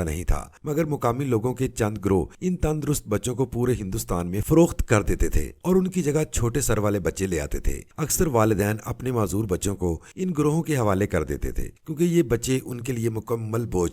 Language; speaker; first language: Urdu; native; Urdu